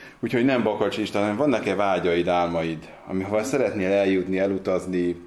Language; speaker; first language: Hungarian; native; Hungarian